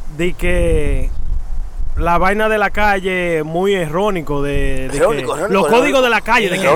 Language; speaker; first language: Spanish; early bilingual, heritage; Spanish